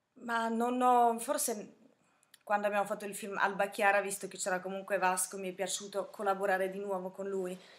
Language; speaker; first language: Italian; non-native, fluent; Slovak